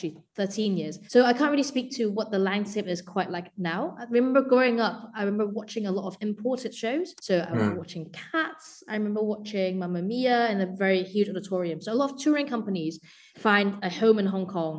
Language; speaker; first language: English; non-native, local second language; Cantonese